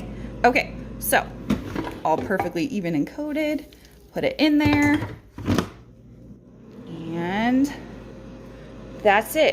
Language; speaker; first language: English; native; English